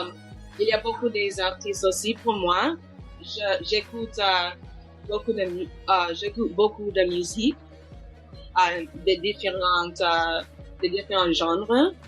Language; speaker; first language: French; non-native, local second language; English